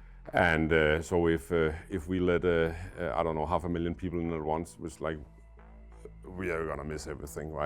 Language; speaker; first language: English; non-native, fluent; Danish